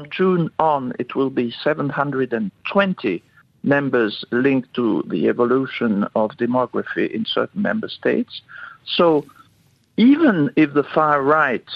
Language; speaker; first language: English; non-native, fluent; French